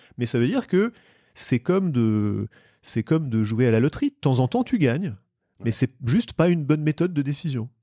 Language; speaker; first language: French; native; French